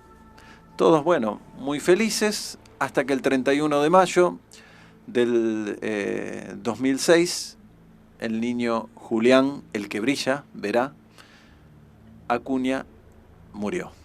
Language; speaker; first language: Spanish; native; Spanish